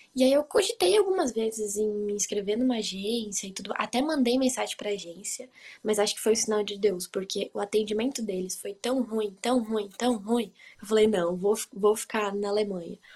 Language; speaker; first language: Portuguese; native; Portuguese